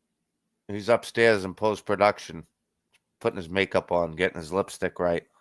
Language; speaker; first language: English; native; English